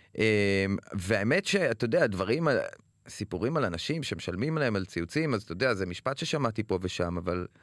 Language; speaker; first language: Hebrew; native; Hebrew